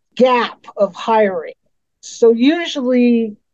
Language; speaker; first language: English; native; English